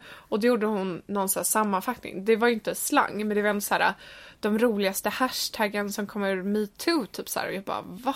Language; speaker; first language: Swedish; native; Swedish